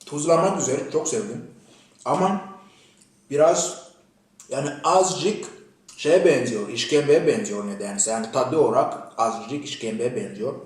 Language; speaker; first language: Turkish; non-native, fluent; Kinyarwanda